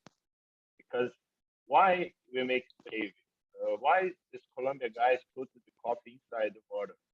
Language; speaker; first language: English; non-native, learner; Portuguese